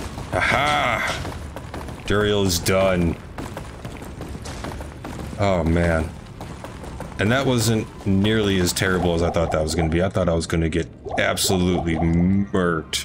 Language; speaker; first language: English; native; English